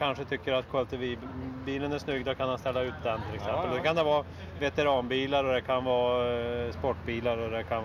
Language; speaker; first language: Swedish; native; Swedish